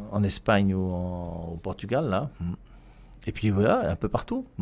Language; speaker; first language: French; native; French